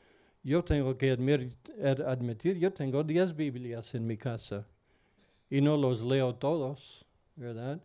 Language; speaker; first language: Spanish; non-native, fluent; English